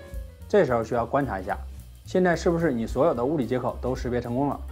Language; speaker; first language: Chinese; native; Chinese